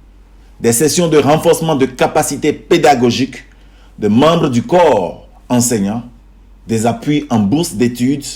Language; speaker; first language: French; native; French